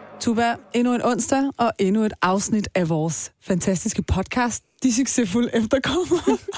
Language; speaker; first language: Danish; early bilingual, other home language; Persian